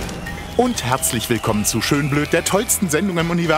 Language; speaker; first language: German; native; German